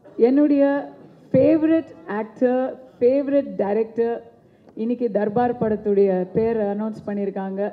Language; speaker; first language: Tamil; native; Tamil